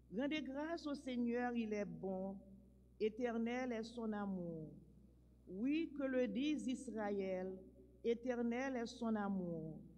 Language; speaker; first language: French; non-native, local second language; Haitian Creole